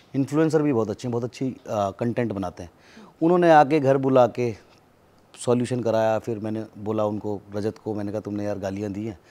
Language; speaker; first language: Hindi; native; Hindi